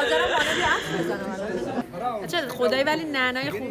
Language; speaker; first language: Persian; native; Persian